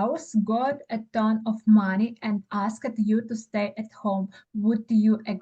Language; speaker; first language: English; non-native, learner; Ukrainian